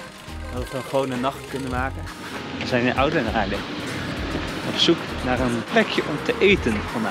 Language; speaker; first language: Dutch; native; Dutch